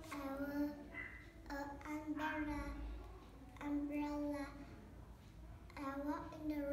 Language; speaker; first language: English; non-native, learner; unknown